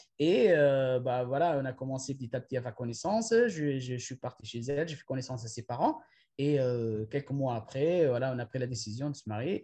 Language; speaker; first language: French; non-native, local second language; Arabic